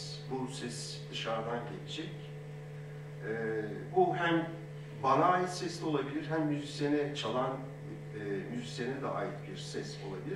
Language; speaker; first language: Turkish; native; Turkish